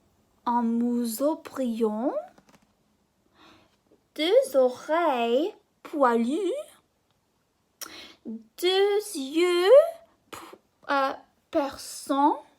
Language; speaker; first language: French; non-native, fluent; English